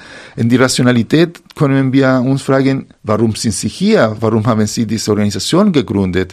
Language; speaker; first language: German; non-native, fluent; Spanish